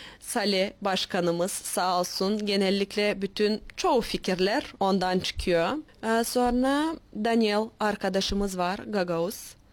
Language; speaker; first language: Turkish; native; Turkish